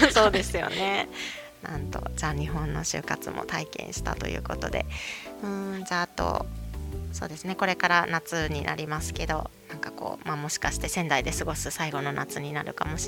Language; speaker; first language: Japanese; native; Japanese